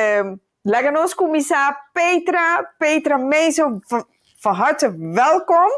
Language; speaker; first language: Dutch; non-native, local second language; Papiamento